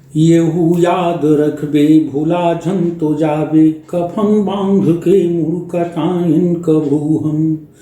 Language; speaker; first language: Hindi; native; Hindi